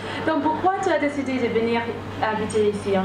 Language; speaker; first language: French; non-native, learner; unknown